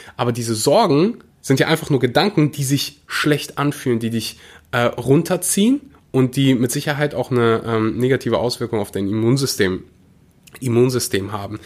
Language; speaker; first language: German; early bilingual, other home language; Russian